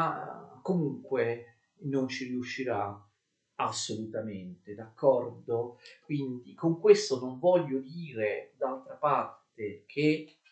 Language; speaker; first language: Italian; native; Italian